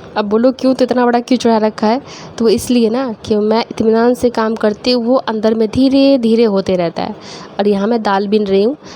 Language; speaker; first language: Hindi; native; Hindi